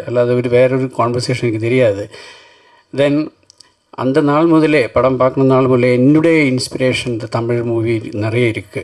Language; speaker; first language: Tamil; non-native, learner; Malayalam